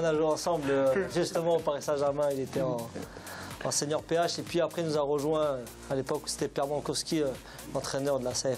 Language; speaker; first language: French; native; French